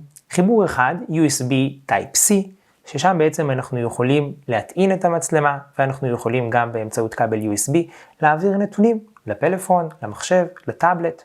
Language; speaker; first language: Hebrew; native; Hebrew